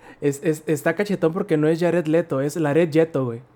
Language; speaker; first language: Spanish; native; Spanish